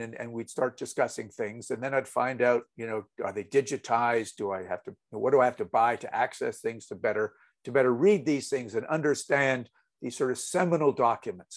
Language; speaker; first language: English; native; English